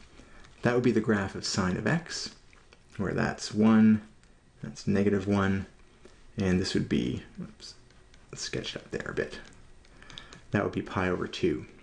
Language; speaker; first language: English; native; English